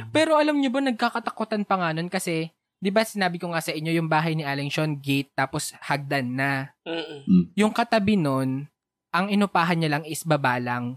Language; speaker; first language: Filipino; native; Filipino